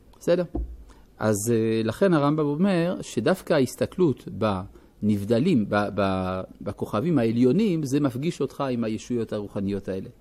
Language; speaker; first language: Hebrew; non-native, fluent; French